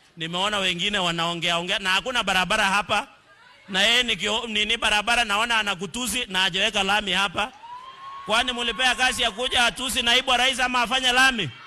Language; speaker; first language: Swahili; non-native, local second language; Kalenjin